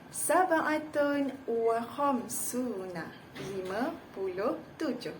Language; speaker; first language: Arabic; non-native, fluent; Malay